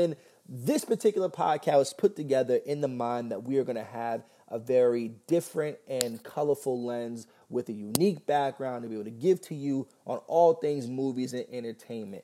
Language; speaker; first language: English; native; English